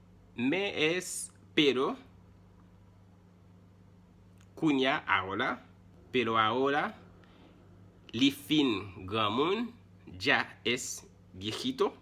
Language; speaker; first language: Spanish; non-native, fluent; Haitian Creole